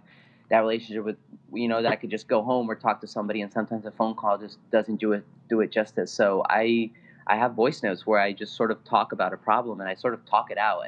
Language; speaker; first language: English; non-native, fluent; Spanish